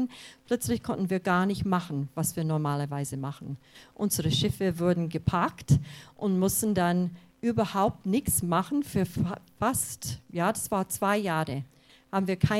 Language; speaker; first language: German; non-native, fluent; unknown